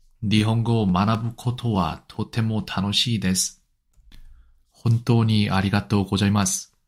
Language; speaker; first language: Japanese; non-native, learner; Korean